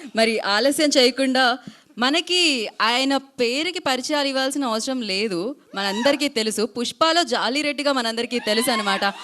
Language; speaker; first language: Telugu; native; Telugu